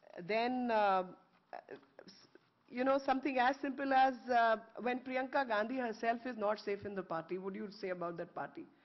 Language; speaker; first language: English; non-native, local second language; Hindi